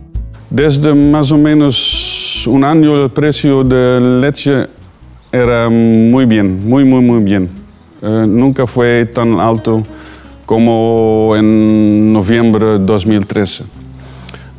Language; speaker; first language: Spanish; non-native, learner; Dutch